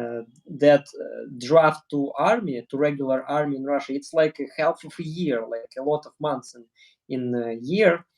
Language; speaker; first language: English; non-native, learner; Russian